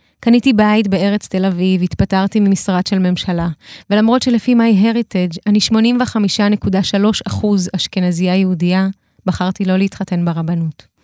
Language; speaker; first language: Hebrew; early bilingual, other home language; Russian